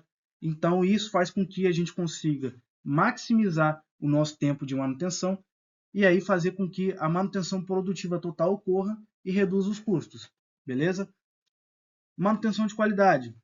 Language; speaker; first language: Portuguese; native; Portuguese